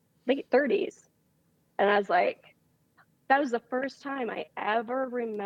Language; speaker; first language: English; native; English